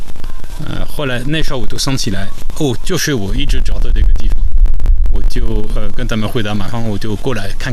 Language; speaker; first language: Chinese; non-native, fluent; French